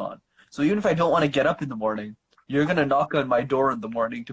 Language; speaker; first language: English; native; English